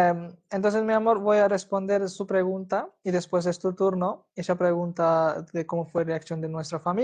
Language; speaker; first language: Spanish; non-native, fluent; Hindi